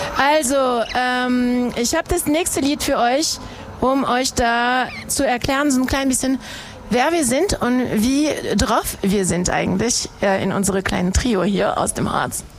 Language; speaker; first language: German; non-native, fluent; French